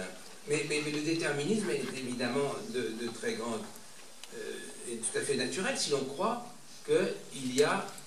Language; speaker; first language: French; native; French